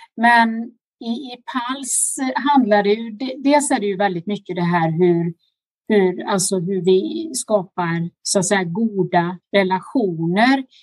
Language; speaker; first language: Swedish; native; Swedish